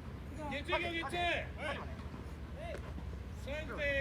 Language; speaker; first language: Japanese; native; Japanese